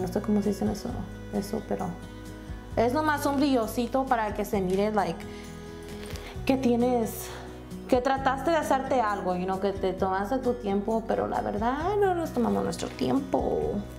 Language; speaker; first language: Spanish; early bilingual, heritage; Spanish